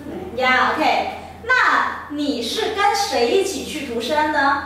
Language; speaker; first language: Chinese; non-native, fluent; Vietnamese